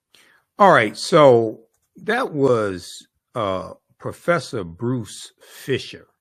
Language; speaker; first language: English; native; English